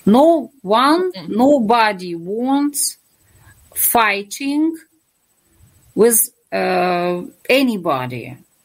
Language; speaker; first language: English; non-native, fluent; Russian